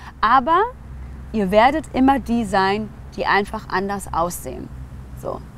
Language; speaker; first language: German; early bilingual, other home language; Tigrinya